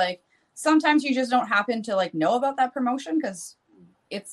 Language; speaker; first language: English; non-native, fluent; French